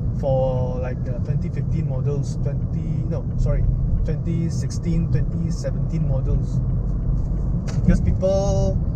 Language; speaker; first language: English; non-native, local second language; Min Nan Chinese